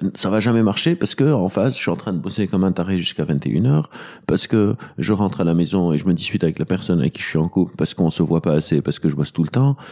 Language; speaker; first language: French; non-native, local second language; Arabic